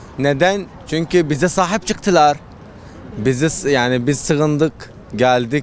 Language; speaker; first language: Turkish; non-native, fluent; Arabic